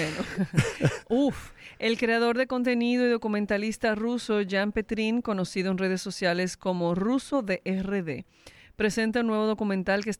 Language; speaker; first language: Spanish; native; Spanish